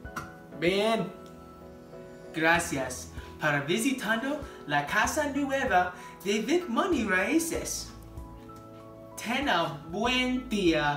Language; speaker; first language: Spanish; non-native, learner; English